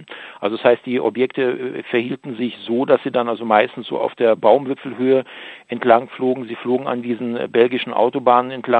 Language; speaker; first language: German; native; German